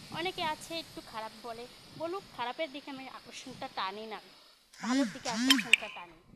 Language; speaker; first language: Bangla; early bilingual, heritage; Bangla